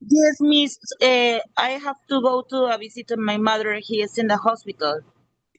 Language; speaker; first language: English; non-native, learner; Spanish